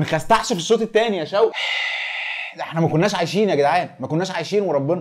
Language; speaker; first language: Arabic; native; Arabic